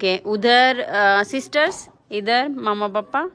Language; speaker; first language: Hindi; non-native, local second language; Telugu